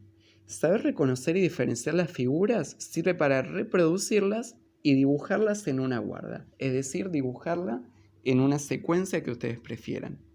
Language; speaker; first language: Spanish; native; Spanish